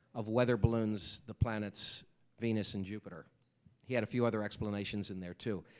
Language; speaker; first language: English; native; English